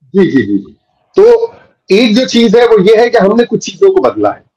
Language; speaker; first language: Hindi; native; Hindi